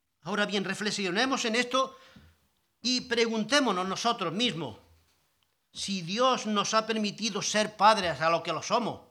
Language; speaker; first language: Spanish; native; Spanish